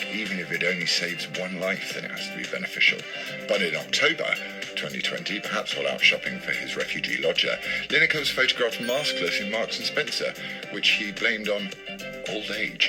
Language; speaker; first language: English; native; English